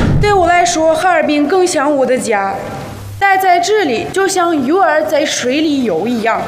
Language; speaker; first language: Chinese; non-native, fluent; Russian